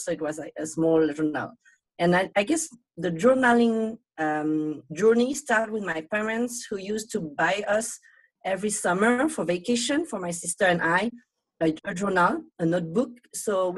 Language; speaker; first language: English; non-native, fluent; Vietnamese